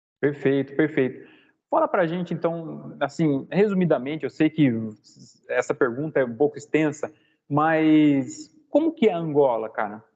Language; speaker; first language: Portuguese; native; Portuguese